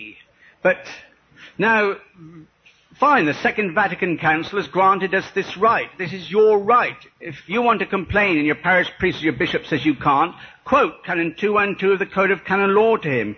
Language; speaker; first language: English; native; English